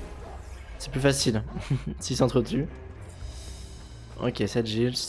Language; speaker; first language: French; native; French